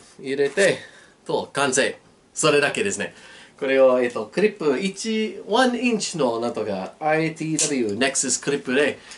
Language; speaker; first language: Japanese; non-native, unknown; English